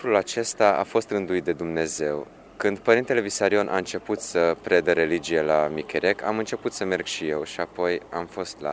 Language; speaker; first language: Romanian; early bilingual, heritage; Romanian